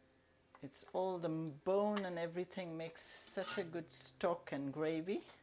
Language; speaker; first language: English; native; English